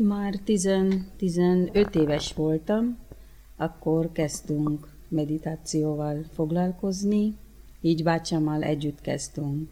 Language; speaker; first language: Hungarian; early bilingual, other home language; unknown